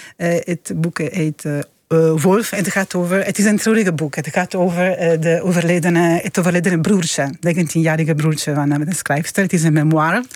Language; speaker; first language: Dutch; non-native, fluent; Italian